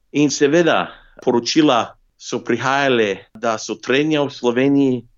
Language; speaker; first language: Slovenian; early bilingual, heritage; Slovenian